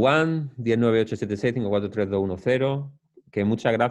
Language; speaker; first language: Spanish; native; Spanish